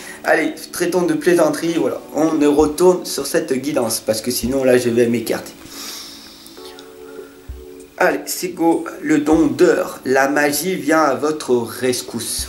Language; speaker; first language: French; native; French